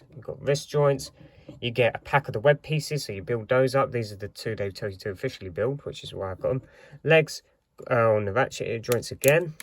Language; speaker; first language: English; native; English